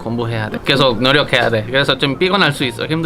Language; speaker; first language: Korean; non-native, learner; Spanish